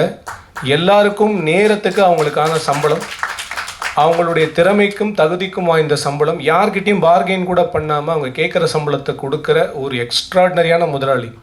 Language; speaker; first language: Tamil; native; Tamil